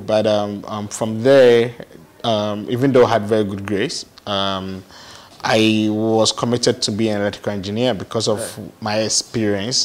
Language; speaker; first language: English; non-native, local second language; Akan